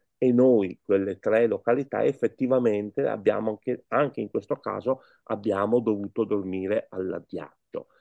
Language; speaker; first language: Italian; native; Italian